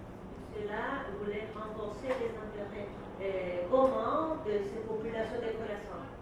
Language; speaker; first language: French; non-native, fluent; Portuguese